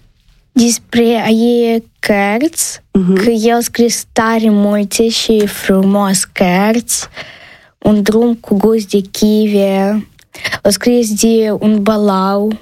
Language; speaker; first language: Romanian; non-native, local second language; Ukrainian